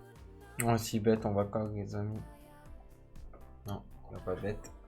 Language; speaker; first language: French; native; French